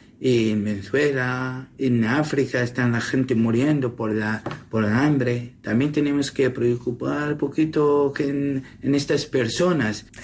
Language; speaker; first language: Spanish; non-native, learner; Assyrian Neo-Aramaic